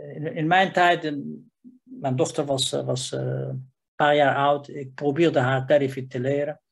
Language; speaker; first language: Dutch; non-native, fluent; Riffian